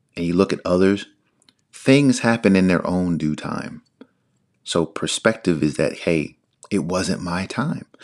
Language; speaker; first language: English; native; English